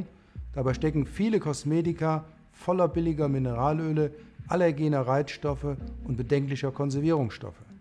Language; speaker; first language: German; native; German